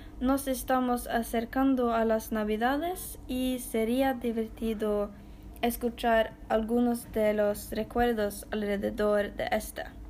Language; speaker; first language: Spanish; non-native, learner; Norwegian